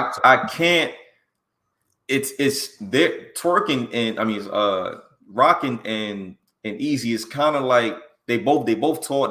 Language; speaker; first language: English; native; English